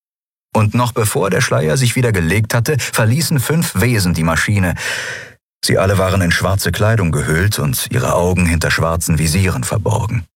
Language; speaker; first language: German; native; German